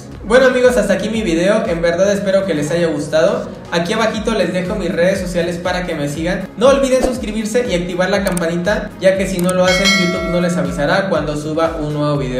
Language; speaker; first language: Spanish; native; Spanish